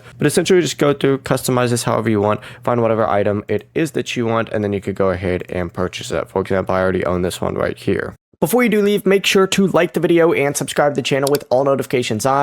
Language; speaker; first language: English; native; English